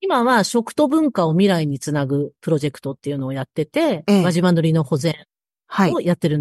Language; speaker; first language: Japanese; native; Japanese